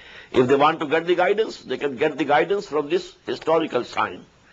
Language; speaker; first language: English; non-native, local second language; Urdu